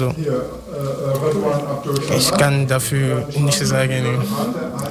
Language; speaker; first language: German; non-native, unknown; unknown